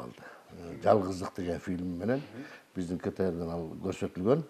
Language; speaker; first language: Kyrgyz; native; Kyrgyz